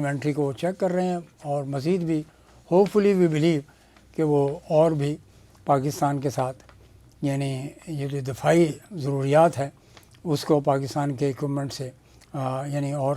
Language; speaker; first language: Urdu; native; Urdu